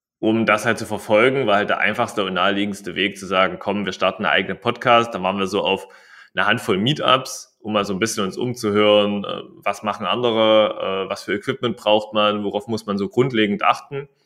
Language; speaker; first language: German; native; German